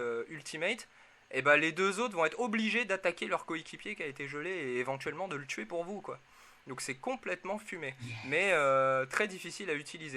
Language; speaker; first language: French; native; French